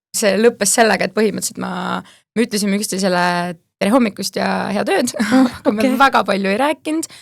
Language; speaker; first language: Estonian; native; Estonian